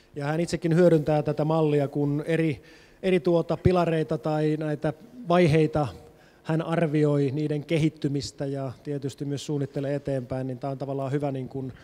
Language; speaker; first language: Finnish; native; Finnish